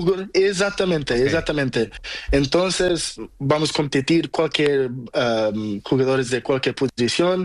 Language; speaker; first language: Spanish; non-native, learner; Portuguese